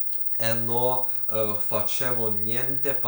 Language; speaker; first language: Italian; non-native, learner; Ukrainian